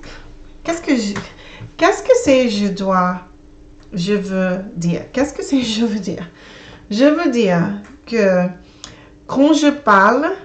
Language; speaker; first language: French; non-native, learner; English